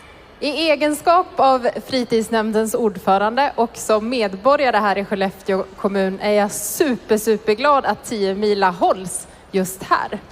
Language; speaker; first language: Swedish; native; Swedish